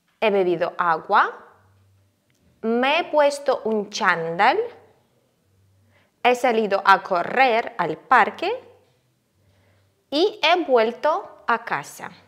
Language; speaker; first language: Spanish; non-native, fluent; Ukrainian